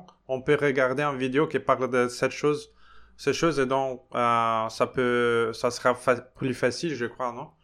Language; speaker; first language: French; non-native, fluent; Portuguese